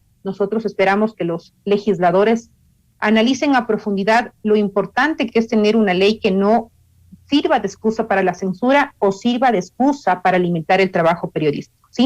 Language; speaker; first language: Spanish; native; Spanish